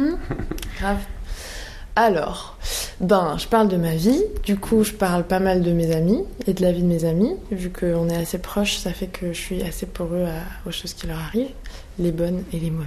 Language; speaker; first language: French; native; French